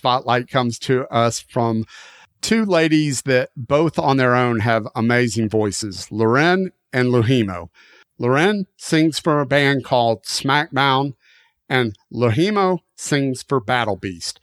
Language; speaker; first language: English; native; English